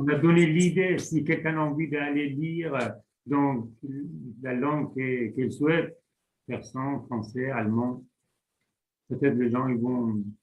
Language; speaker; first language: French; non-native, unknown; Persian